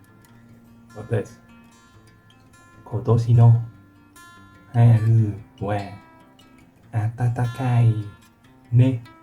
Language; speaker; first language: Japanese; non-native, learner; Vietnamese